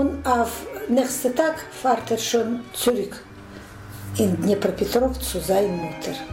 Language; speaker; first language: German; non-native, learner; Russian